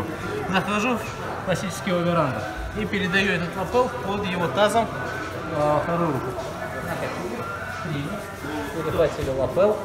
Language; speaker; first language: Russian; native; Russian